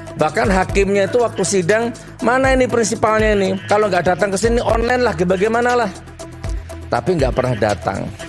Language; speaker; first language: Indonesian; non-native, local second language; Madurese